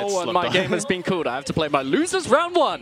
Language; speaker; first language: English; native; English